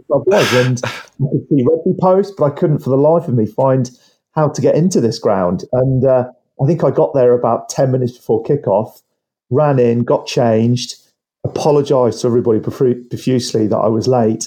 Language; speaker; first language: English; native; English